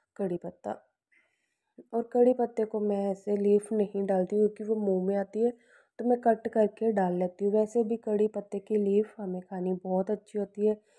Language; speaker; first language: Hindi; non-native, local second language; Punjabi